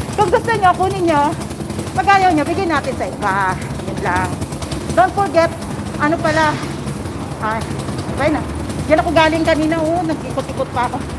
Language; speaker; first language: Filipino; native; Filipino